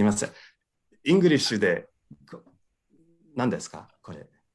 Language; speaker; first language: Japanese; non-native, fluent; English